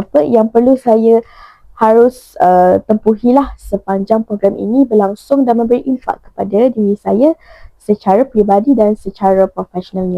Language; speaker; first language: Malay; native; Malay